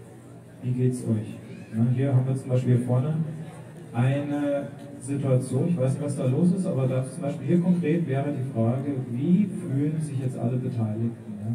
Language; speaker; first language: German; native; German